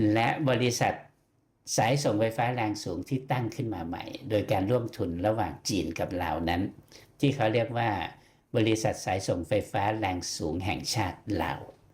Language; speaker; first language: Thai; native; Thai